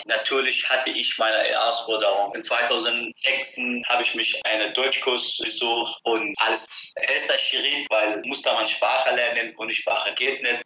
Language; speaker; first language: German; non-native, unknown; Persian